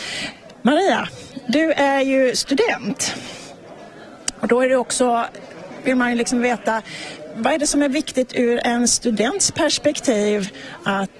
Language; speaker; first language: Swedish; native; Swedish